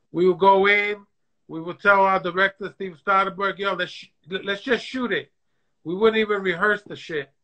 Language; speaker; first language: English; native; English